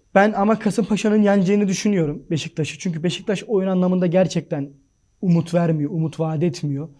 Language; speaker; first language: Turkish; native; Turkish